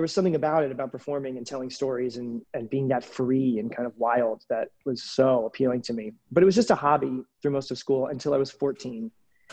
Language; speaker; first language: English; native; English